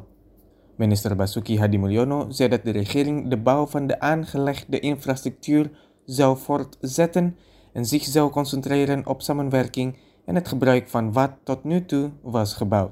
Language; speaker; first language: Dutch; non-native, fluent; Indonesian